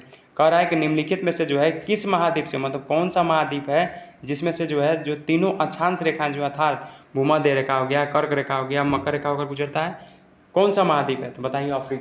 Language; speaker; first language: Hindi; native; Hindi